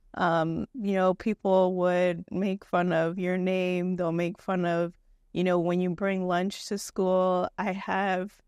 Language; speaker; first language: English; native; English